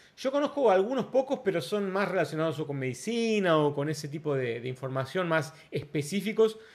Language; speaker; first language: Spanish; non-native, fluent; Portuguese